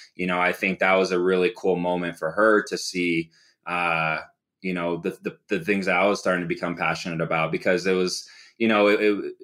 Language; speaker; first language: English; native; English